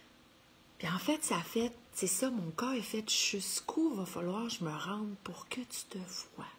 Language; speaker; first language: French; native; French